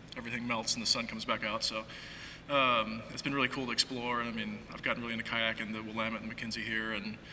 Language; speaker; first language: English; native; English